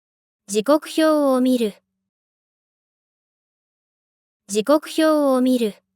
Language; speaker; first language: Japanese; native; Japanese